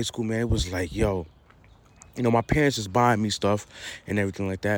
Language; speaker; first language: English; native; English